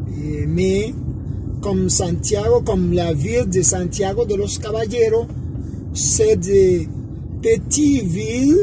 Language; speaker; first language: French; non-native, fluent; Spanish